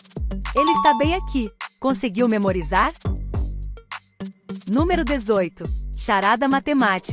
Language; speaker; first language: Portuguese; native; Portuguese